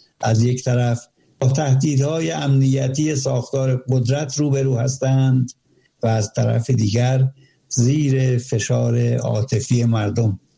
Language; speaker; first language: Persian; native; Persian